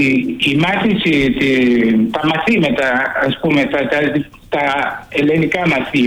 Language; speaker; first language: Greek; non-native, fluent; Italian